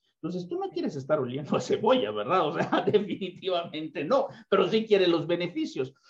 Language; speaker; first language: Spanish; native; Spanish